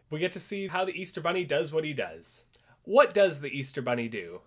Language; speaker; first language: English; native; English